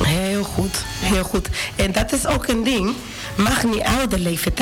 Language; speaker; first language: Dutch; non-native, fluent; Spanish